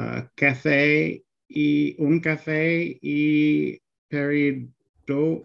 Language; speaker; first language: Spanish; non-native, learner; English